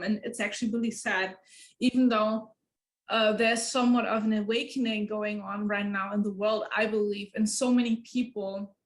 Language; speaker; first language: English; non-native, fluent; German